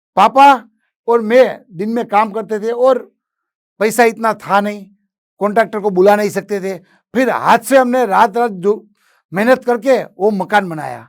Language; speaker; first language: Hindi; non-native, local second language; Gujarati